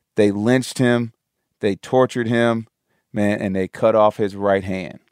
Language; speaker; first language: English; native; English